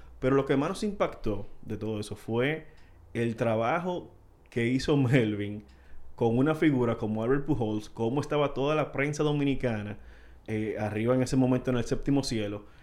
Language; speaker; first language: Spanish; native; Spanish